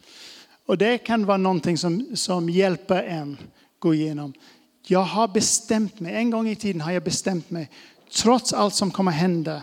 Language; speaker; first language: Swedish; non-native, fluent; English